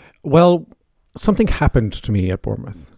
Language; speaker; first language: English; native; English